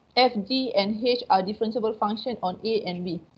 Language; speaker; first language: English; non-native, local second language; Malay